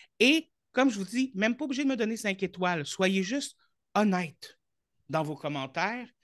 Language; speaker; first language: French; native; French